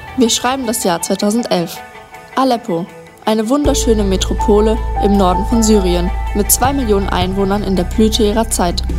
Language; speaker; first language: German; native; German